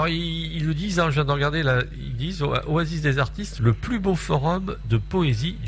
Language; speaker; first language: French; native; French